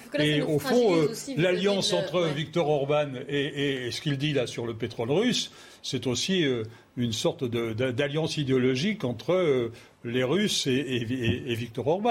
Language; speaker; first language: French; native; French